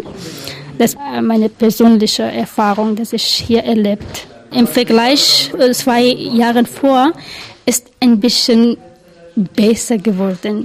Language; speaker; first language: German; non-native, learner; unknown